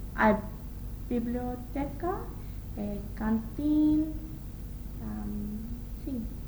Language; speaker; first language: Spanish; non-native, learner; English